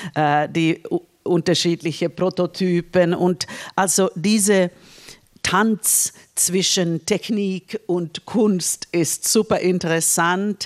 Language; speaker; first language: German; non-native, fluent; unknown